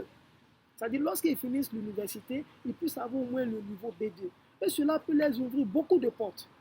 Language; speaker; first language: French; non-native, fluent; Yoruba